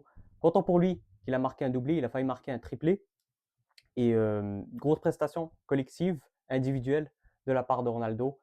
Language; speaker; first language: French; native; French